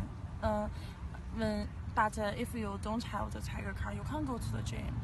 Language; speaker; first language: English; non-native, learner; Chinese